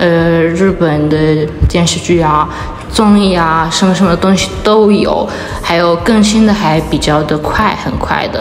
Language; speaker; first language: Chinese; early bilingual, heritage; Chinese